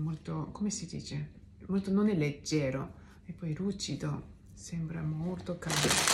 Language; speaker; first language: Italian; non-native, learner; Japanese